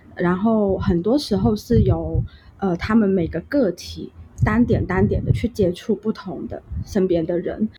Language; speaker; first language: Chinese; non-native, local second language; Cantonese